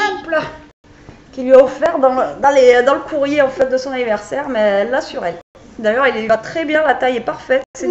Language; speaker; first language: French; native; French